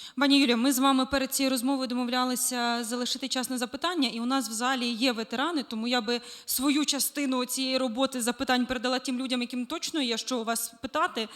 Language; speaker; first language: Ukrainian; native; Ukrainian